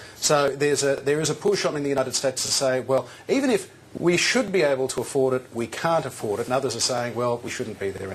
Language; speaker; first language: English; native; English